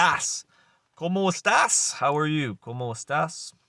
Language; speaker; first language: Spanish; non-native, learner; English